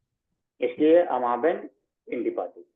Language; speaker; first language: German; non-native, fluent; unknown